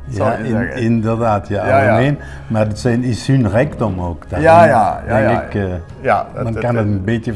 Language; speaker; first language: Dutch; non-native, local second language; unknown